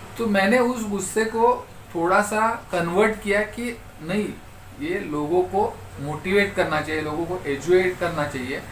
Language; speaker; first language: Hindi; non-native, local second language; Marathi